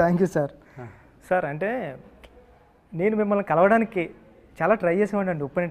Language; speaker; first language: Telugu; native; Telugu